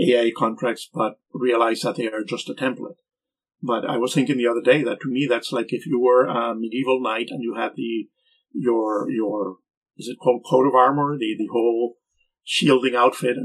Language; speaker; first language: English; non-native, fluent; Spanish